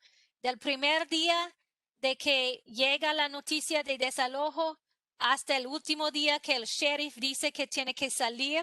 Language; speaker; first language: Spanish; non-native, fluent; English